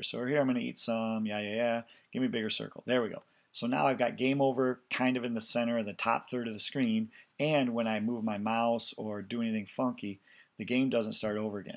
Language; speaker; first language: English; native; English